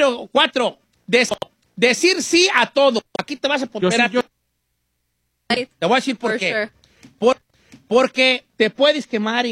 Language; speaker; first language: Spanish; native; Spanish